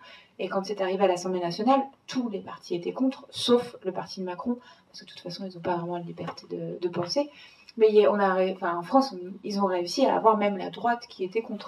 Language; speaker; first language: French; native; French